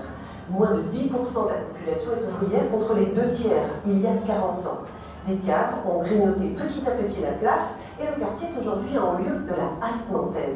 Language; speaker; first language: French; native; French